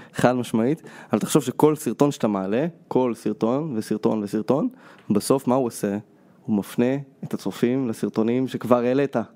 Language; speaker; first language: Hebrew; early bilingual, other home language; Russian